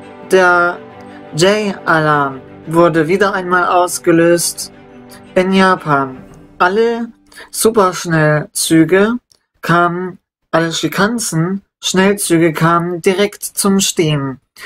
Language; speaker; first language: German; native; German